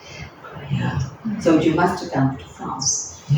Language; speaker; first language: English; non-native, fluent; Spanish